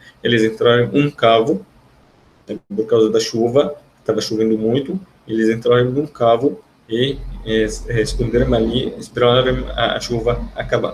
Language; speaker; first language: Portuguese; non-native, fluent; Arabic